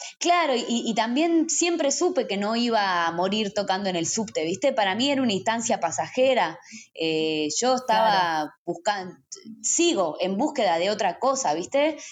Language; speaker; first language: Spanish; native; Spanish